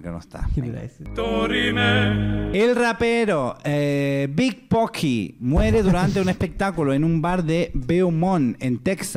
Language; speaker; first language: Spanish; native; Spanish